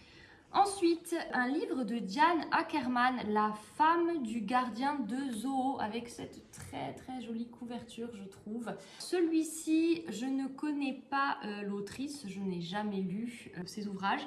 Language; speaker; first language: French; native; French